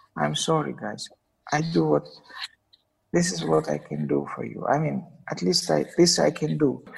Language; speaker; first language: English; non-native, fluent; Russian